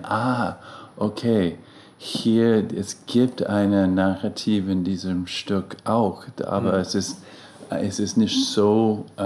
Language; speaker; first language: German; non-native, learner; English